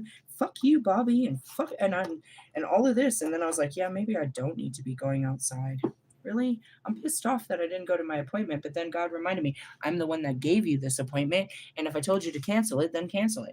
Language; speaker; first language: English; native; English